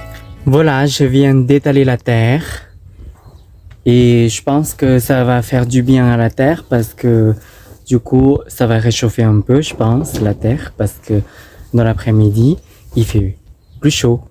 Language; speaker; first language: French; non-native, fluent; Thai